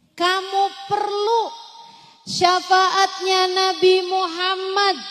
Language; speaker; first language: Indonesian; native; Indonesian